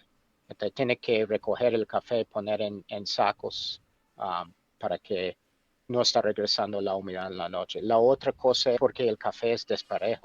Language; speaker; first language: Spanish; non-native, fluent; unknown